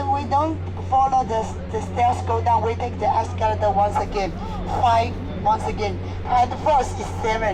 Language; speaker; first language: English; non-native, learner; Chinese